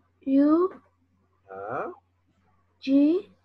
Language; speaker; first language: English; non-native, learner; Spanish